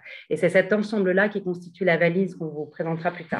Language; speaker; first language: French; native; French